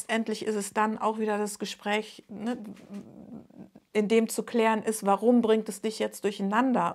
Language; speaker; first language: German; native; German